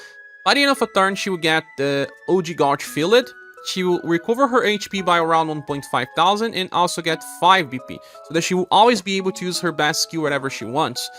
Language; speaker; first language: English; non-native, fluent; Portuguese